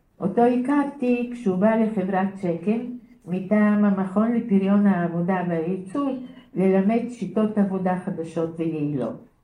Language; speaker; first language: Hebrew; early bilingual, other home language; Bulgarian